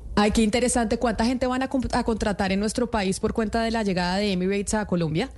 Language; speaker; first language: Spanish; native; Spanish